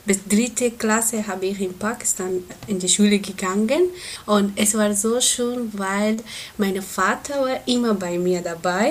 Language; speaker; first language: German; non-native, learner; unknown